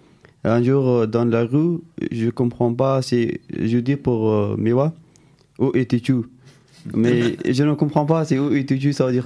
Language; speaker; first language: French; non-native, learner; Pashto